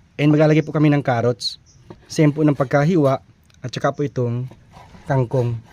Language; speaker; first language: Filipino; non-native, local second language; Bikol